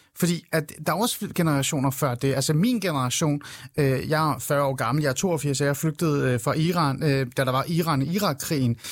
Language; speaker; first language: Danish; early bilingual, other home language; Persian